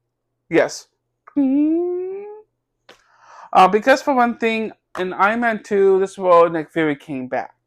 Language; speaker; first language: English; native; English